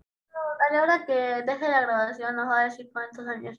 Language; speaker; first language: Spanish; native; Spanish